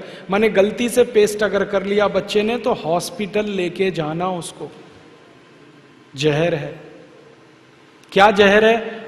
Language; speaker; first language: Hindi; native; Hindi